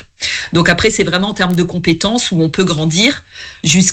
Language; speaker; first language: French; native; French